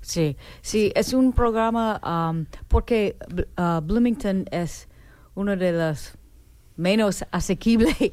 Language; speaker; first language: Spanish; non-native, learner; English